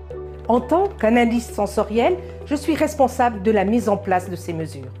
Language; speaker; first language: French; native; French